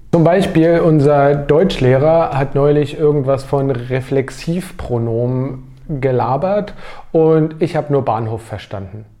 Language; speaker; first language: German; native; German